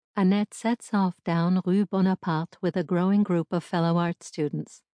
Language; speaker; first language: English; native; English